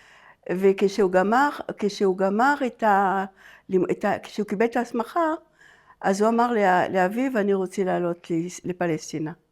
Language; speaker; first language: Hebrew; non-native, fluent; French